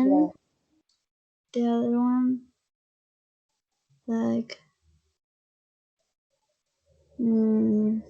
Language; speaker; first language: English; non-native, fluent; Spanish